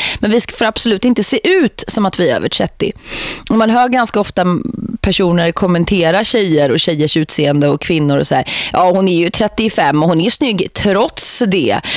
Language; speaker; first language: Swedish; native; Swedish